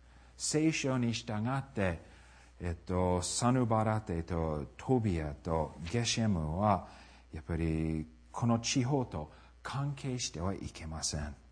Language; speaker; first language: Japanese; non-native, fluent; English